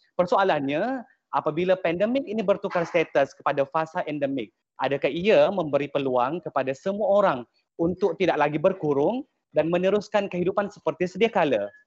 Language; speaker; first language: Malay; native; Malay